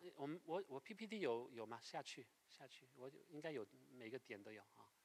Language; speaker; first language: Chinese; non-native, fluent; French